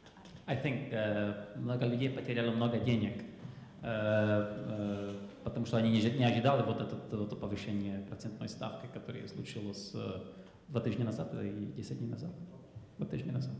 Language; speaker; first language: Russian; non-native, fluent; Czech